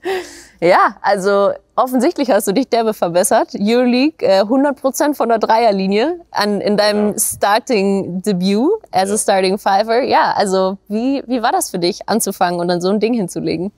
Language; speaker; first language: German; native; German